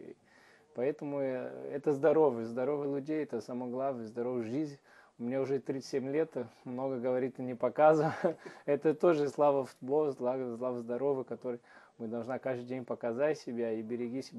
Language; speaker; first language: Russian; non-native, learner; Portuguese